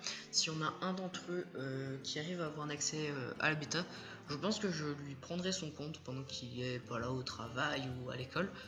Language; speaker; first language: French; native; French